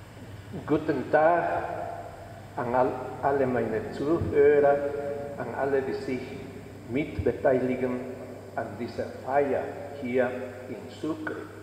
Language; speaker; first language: German; non-native, fluent; Spanish